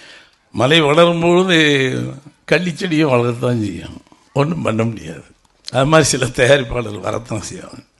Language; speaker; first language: Tamil; native; Tamil